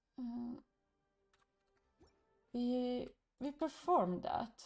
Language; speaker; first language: English; non-native, learner; Swedish